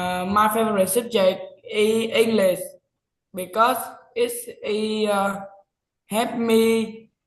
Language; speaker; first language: English; non-native, learner; Vietnamese